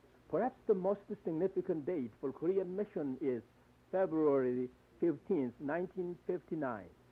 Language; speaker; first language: English; non-native, fluent; Korean